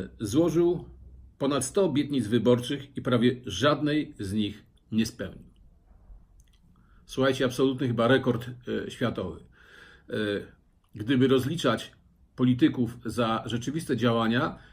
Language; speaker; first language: Polish; native; Polish